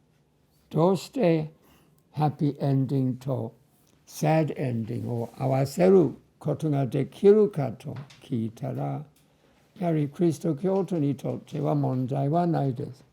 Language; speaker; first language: Japanese; non-native, fluent; English